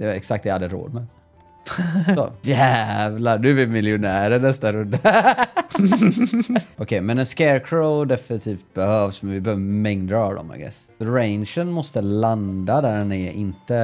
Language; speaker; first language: Swedish; native; Swedish